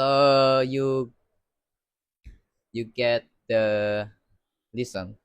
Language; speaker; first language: English; non-native, learner; Indonesian